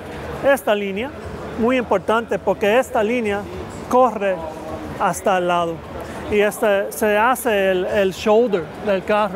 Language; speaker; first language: Spanish; early bilingual, heritage; Spanish